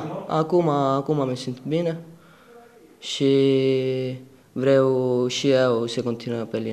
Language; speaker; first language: Romanian; non-native, learner; Italian